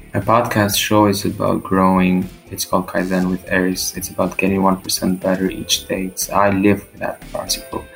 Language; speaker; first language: English; non-native, fluent; Albanian